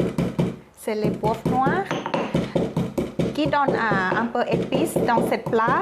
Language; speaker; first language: French; non-native, learner; Thai